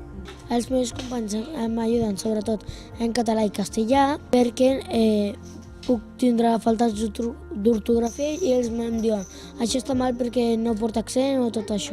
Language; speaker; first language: Catalan; early bilingual, other home language; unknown